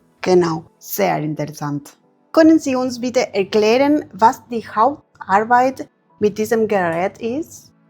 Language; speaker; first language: German; non-native, learner; Spanish